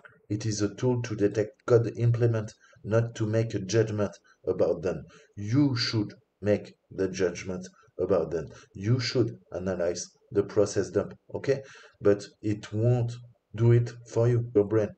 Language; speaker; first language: English; non-native, fluent; French